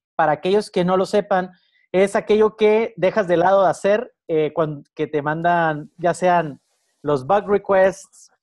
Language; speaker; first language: Spanish; native; Spanish